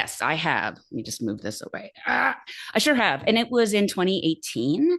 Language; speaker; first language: English; native; English